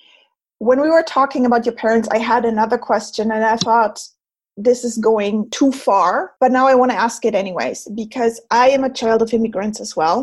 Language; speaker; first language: English; non-native, fluent; German